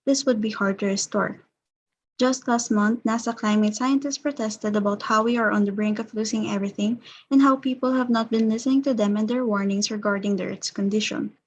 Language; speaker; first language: English; non-native, local second language; Filipino